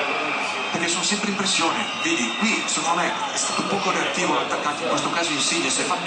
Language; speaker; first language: Italian; native; Italian